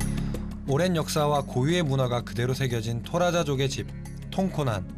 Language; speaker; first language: Korean; native; Korean